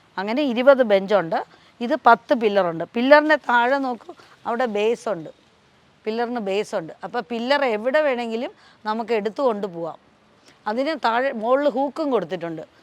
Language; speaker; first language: Malayalam; non-native, local second language; Tamil